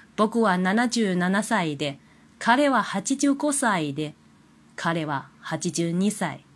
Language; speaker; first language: Japanese; non-native, fluent; Chinese